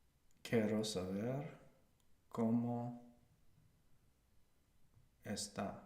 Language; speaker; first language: Spanish; non-native, learner; English